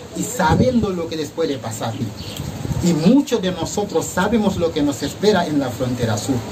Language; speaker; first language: Spanish; non-native, fluent; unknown